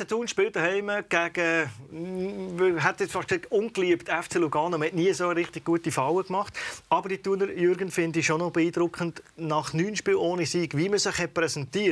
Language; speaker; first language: German; native; German